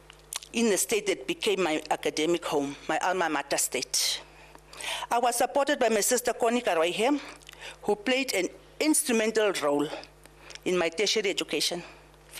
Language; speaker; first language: English; non-native, local second language; Dutch